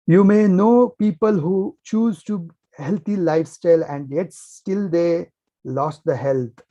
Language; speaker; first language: English; non-native, local second language; Kannada